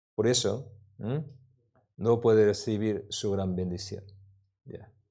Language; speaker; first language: Spanish; non-native, learner; Korean